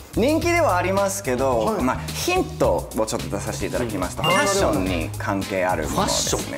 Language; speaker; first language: Japanese; non-native, fluent; English